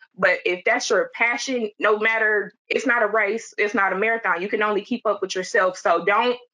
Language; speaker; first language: English; native; English